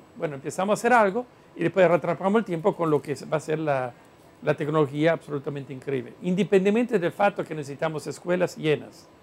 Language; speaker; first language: Spanish; non-native, fluent; Italian